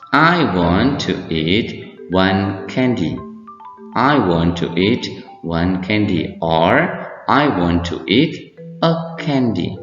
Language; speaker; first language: English; non-native, fluent; Indonesian